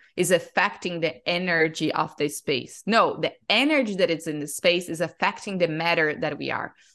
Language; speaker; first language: English; non-native, fluent; Portuguese